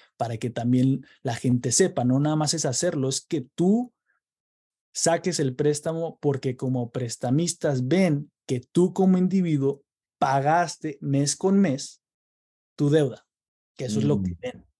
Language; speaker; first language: Spanish; native; Spanish